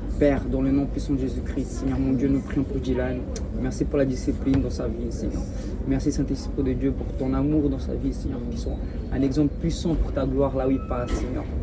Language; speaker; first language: French; early bilingual, other home language; Portuguese